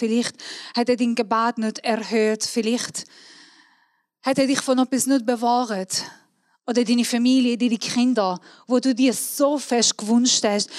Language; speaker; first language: German; non-native, fluent; Persian